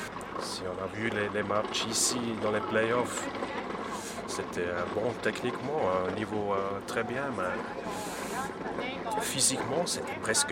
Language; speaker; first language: French; non-native, local second language; German